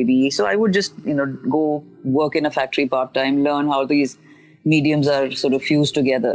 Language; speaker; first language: English; non-native, local second language; Hindi